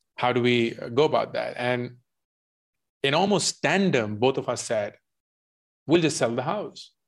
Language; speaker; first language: English; non-native, local second language; Hindi